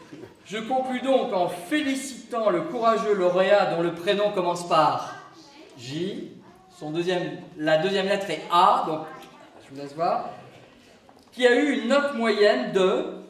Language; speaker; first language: French; native; French